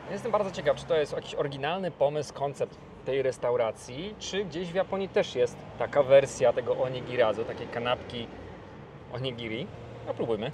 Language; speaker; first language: Polish; native; Polish